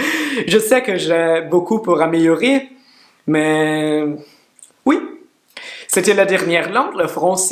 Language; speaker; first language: French; non-native, learner; Portuguese